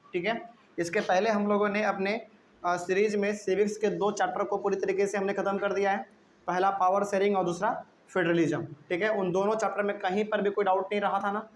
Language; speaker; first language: Hindi; native; Hindi